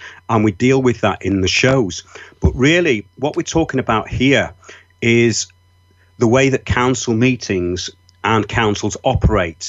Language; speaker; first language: English; native; English